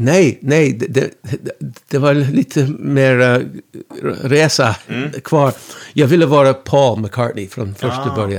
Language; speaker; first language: Swedish; non-native, fluent; English